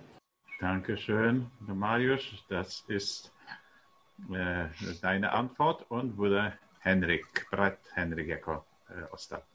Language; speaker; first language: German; non-native, fluent; Polish